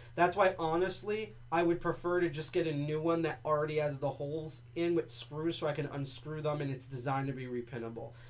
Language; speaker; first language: English; native; English